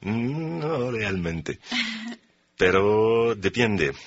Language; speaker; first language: Spanish; non-native, fluent; French